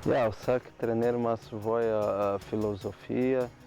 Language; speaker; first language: Slovenian; non-native, learner; Portuguese